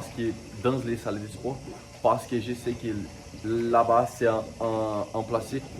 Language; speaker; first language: French; non-native, learner; Portuguese